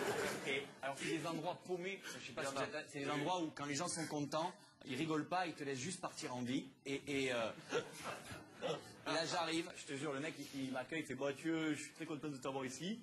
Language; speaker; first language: French; native; French